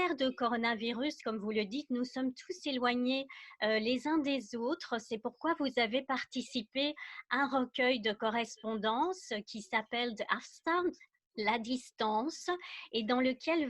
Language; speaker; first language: French; native; French